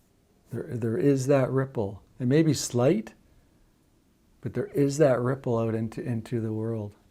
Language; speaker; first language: English; native; English